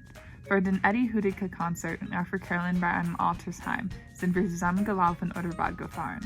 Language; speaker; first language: German; non-native, learner; English